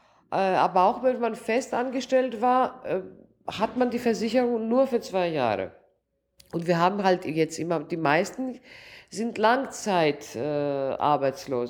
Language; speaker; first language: German; non-native, local second language; Greek